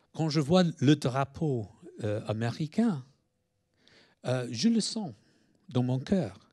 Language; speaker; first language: French; non-native, fluent; English